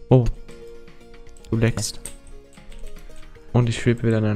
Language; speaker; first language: German; native; German